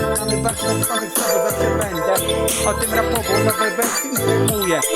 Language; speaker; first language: Polish; native; Polish